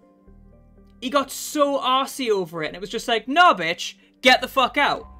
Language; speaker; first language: English; native; English